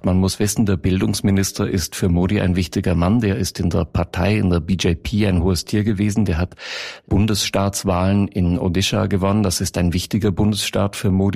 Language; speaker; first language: German; native; German